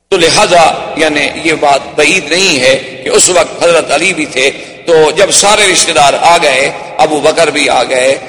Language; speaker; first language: Urdu; native; Urdu